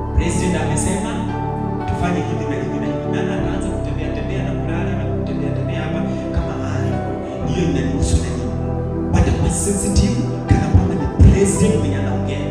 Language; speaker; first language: Swahili; non-native, local second language; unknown